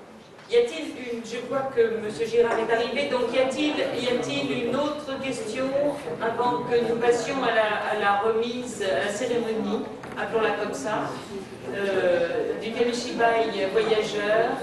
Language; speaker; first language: French; native; French